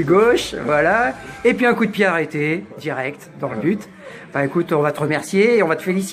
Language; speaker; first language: French; native; French